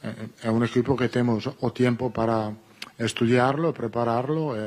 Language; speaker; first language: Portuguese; non-native, learner; Italian